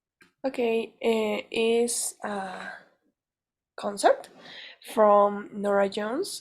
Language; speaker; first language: English; non-native, learner; Spanish